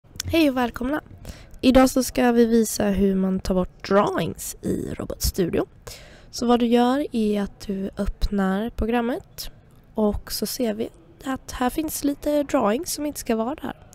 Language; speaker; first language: Swedish; native; Swedish